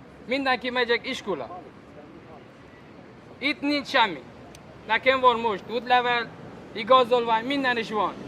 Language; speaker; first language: Hungarian; non-native, learner; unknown